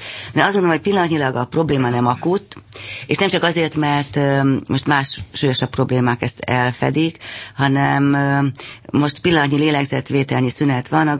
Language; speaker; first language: Hungarian; native; Hungarian